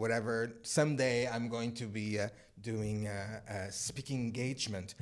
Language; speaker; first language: English; native; English